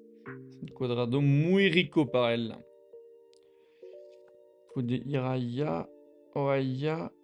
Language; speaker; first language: Spanish; non-native, learner; French